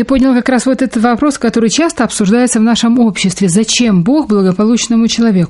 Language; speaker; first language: Russian; native; Russian